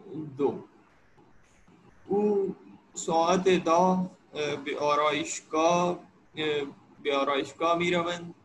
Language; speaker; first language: Persian; non-native, learner; Urdu